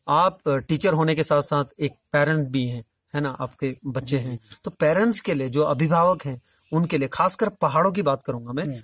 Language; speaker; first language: Hindi; native; Hindi